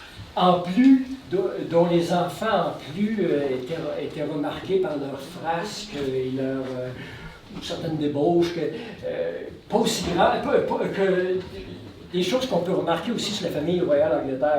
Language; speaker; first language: French; native; French